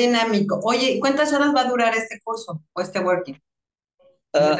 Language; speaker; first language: Spanish; native; Spanish